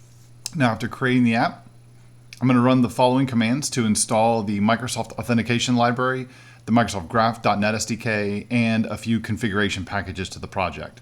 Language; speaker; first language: English; native; English